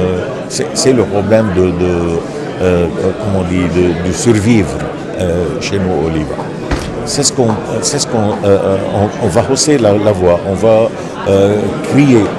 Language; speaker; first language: French; non-native, local second language; Arabic